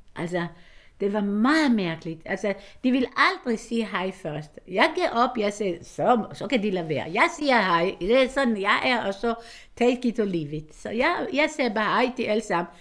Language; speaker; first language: Danish; non-native, fluent; Hebrew